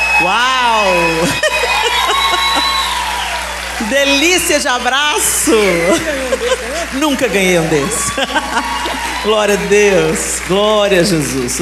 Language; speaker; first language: Portuguese; native; Portuguese